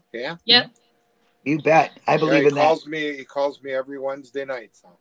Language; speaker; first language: English; native; English